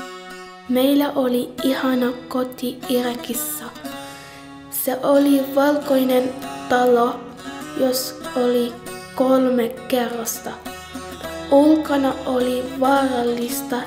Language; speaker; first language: Finnish; non-native, learner; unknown